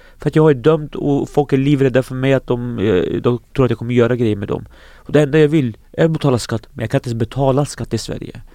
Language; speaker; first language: Swedish; early bilingual, other home language; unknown